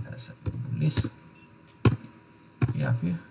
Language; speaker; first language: Hindi; native; Hindi